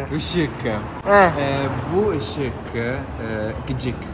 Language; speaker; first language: Turkish; non-native, learner; Italian